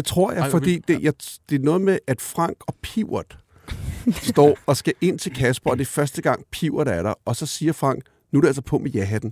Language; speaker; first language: Danish; native; Danish